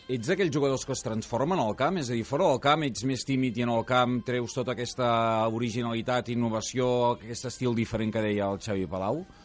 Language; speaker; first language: Catalan; native; Catalan